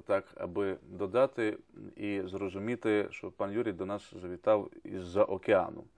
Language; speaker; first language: Ukrainian; native; Ukrainian